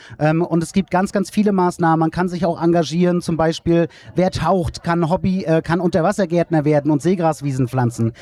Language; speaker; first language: German; native; German